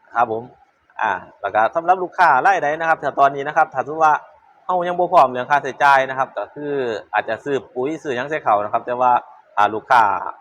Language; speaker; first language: Thai; native; Thai